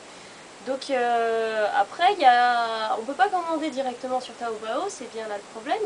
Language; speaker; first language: French; native; French